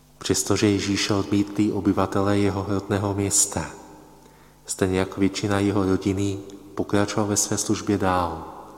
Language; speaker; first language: Czech; non-native, fluent; Polish